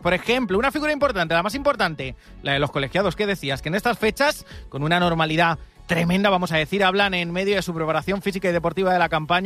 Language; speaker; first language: Spanish; native; Spanish